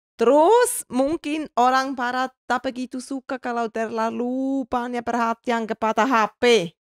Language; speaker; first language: Indonesian; non-native, fluent; Swiss German